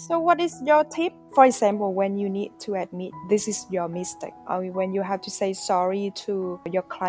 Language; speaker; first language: English; non-native, fluent; Vietnamese